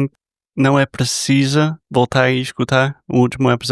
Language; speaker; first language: Portuguese; non-native, fluent; English